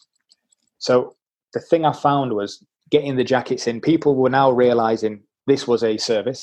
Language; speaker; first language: English; native; English